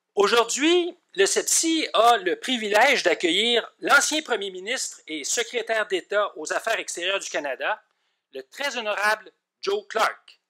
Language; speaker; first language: French; native; French